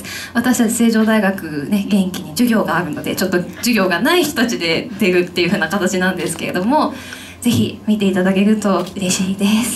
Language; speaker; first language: Japanese; native; Japanese